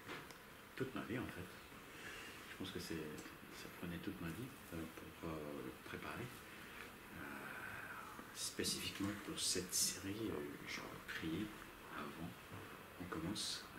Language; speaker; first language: French; non-native, learner; English